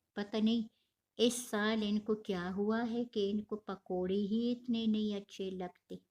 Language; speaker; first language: Urdu; non-native, local second language; Pashto